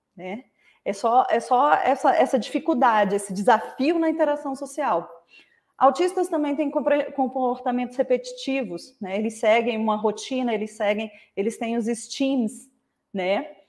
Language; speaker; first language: Portuguese; native; Portuguese